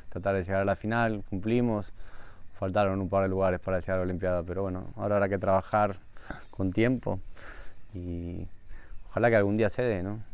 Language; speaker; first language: Spanish; native; Spanish